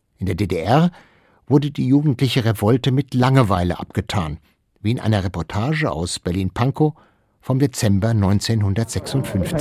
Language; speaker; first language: German; native; German